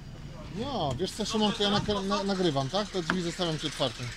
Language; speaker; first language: Polish; native; Polish